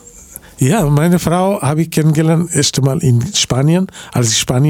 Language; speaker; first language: German; non-native, fluent; Bangla